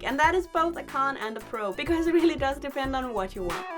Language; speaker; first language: English; non-native, fluent; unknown